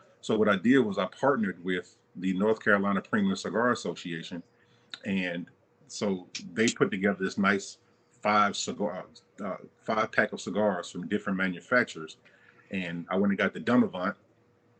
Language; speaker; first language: English; native; English